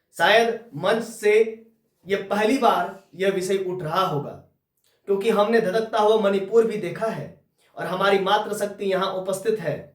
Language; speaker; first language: Hindi; native; Hindi